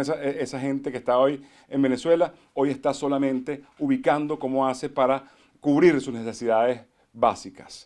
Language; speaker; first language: Spanish; native; Spanish